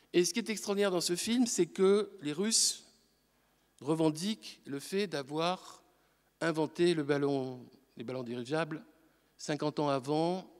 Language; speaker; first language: French; native; French